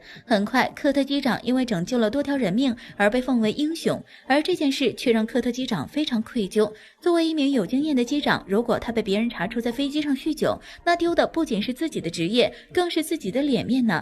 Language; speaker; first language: Chinese; native; Chinese